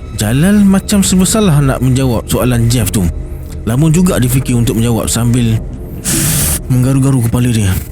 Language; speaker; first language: Malay; native; Malay